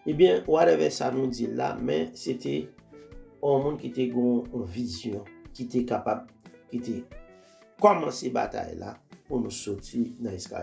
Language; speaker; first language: French; non-native, local second language; Haitian Creole